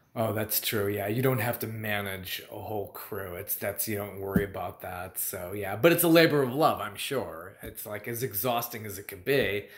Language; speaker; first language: English; native; English